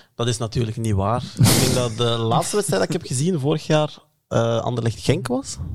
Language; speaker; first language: Dutch; early bilingual, other home language; Lingala